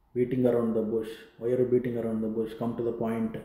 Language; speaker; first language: English; non-native, local second language; Telugu